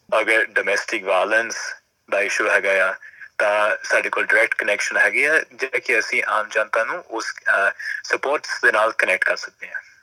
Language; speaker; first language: Punjabi; early bilingual, heritage; Punjabi